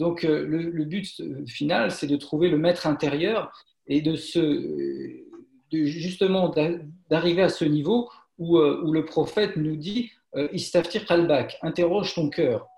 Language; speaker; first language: French; native; French